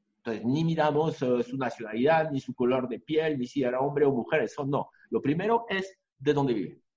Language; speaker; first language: Spanish; non-native, fluent; French